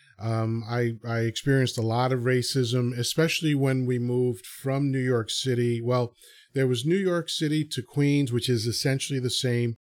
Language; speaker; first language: English; early bilingual, other home language; Spanish